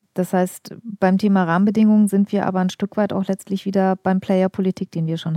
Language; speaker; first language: German; native; German